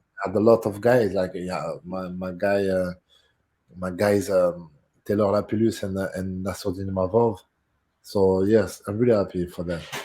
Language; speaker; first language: English; non-native, fluent; French